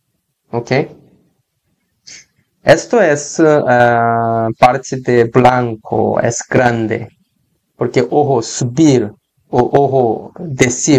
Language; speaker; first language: Spanish; non-native, learner; Korean